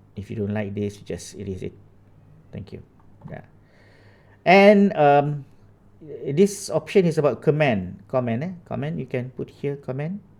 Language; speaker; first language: English; non-native, local second language; Malay